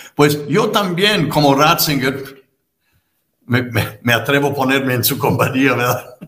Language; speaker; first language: Spanish; non-native, fluent; English